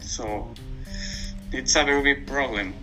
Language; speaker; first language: English; non-native, learner; Spanish